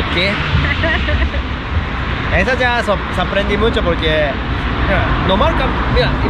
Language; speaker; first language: Spanish; non-native, learner; Japanese